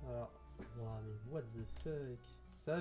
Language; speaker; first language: French; native; French